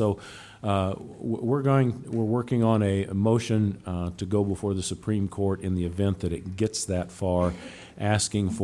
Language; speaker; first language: English; native; English